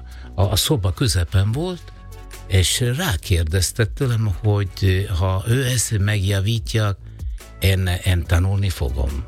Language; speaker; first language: Hungarian; non-native, learner; Italian